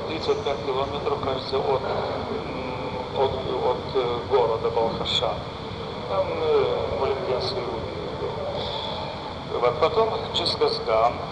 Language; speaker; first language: Russian; non-native, fluent; Lithuanian